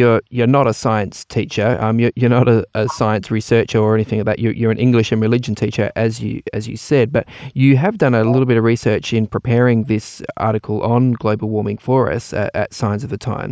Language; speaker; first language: English; native; English